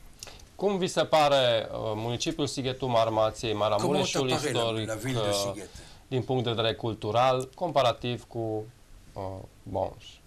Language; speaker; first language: Romanian; native; Romanian